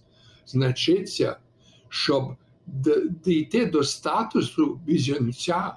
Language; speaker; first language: Ukrainian; early bilingual, heritage; Ukrainian